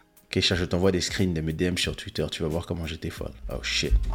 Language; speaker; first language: French; native; French